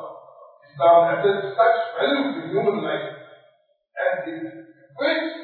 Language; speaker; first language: English; non-native, local second language; Tamil